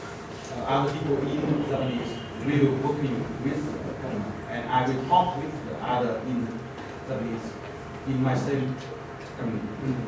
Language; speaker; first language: English; non-native, learner; Vietnamese